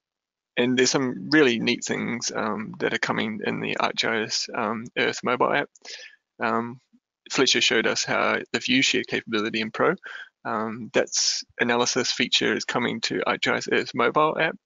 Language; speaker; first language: English; native; English